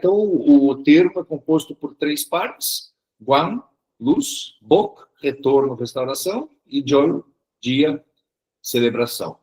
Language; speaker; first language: Portuguese; early bilingual, other home language; Korean